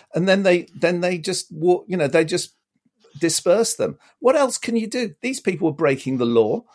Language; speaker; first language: English; native; English